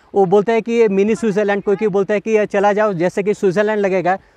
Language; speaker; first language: Hindi; non-native, local second language; Bangla